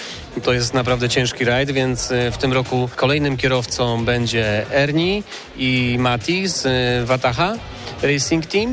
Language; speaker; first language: Polish; native; Polish